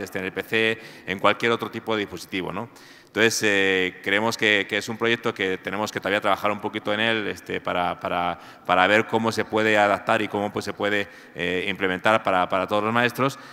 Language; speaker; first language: Spanish; native; Spanish